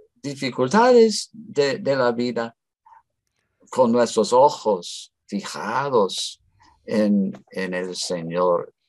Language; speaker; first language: Spanish; non-native, fluent; English